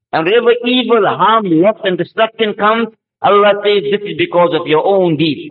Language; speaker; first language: English; native; English